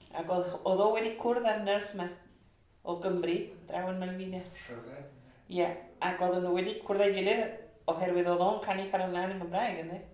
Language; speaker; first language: Welsh; early bilingual, heritage; Welsh